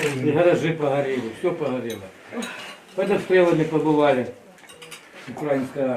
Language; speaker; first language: Russian; native; Russian